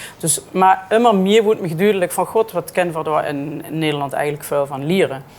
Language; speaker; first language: Dutch; native; Dutch